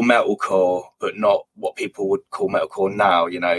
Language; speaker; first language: English; native; English